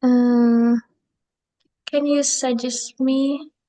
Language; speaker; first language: English; non-native, learner; Indonesian